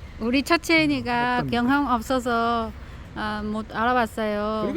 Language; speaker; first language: Korean; non-native, learner; Vietnamese